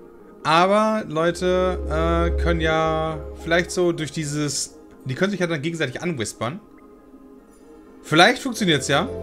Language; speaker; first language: German; native; German